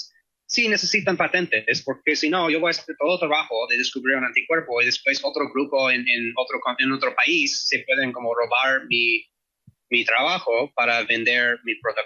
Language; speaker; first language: Spanish; non-native, fluent; English